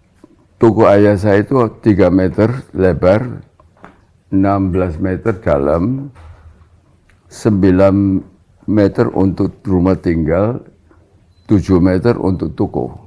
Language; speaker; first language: Indonesian; non-native, local second language; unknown